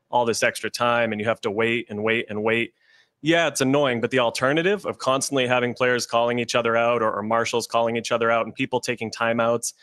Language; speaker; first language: English; native; English